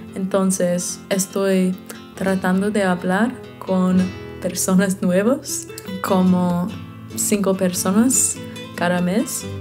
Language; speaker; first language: Spanish; non-native, learner; English